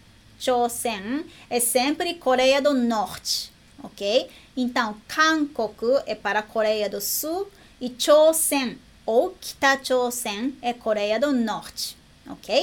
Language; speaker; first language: Portuguese; non-native, learner; Japanese